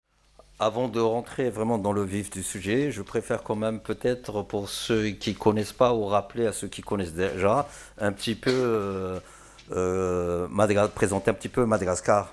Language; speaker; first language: French; non-native, local second language; Malagasy